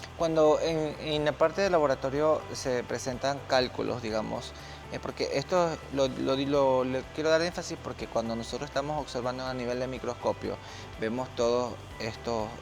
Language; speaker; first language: Spanish; native; Spanish